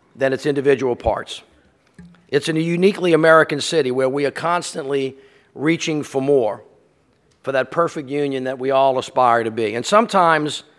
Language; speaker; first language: English; native; English